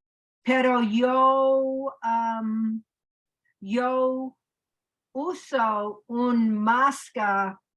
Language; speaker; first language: Spanish; non-native, learner; English